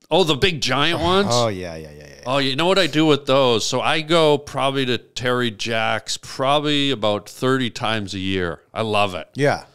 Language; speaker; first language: English; native; English